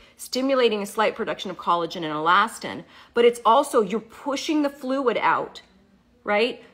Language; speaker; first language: English; native; English